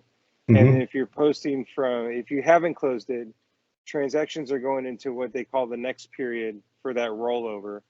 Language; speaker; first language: English; native; English